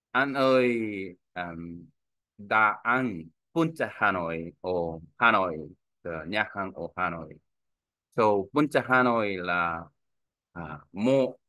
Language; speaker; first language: Vietnamese; non-native, learner; Korean